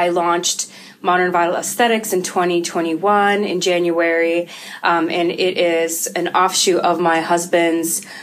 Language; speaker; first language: English; early bilingual, other home language; Russian